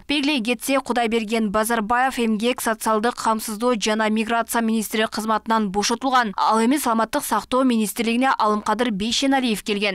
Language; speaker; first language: Kyrgyz; native; Kyrgyz